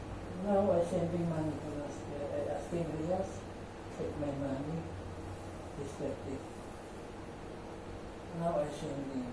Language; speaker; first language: English; non-native, learner; Filipino